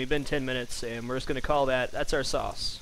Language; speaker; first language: English; native; English